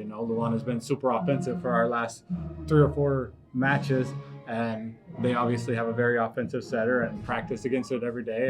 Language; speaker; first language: English; native; English